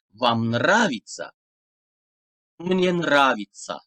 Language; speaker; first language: Russian; non-native, fluent; Turkish